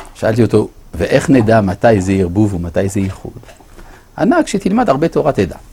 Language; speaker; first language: Hebrew; non-native, fluent; French